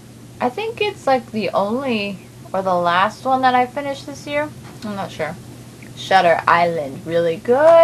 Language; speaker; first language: English; native; English